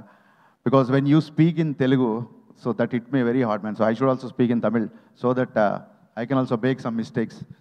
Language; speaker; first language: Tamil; non-native, learner; Telugu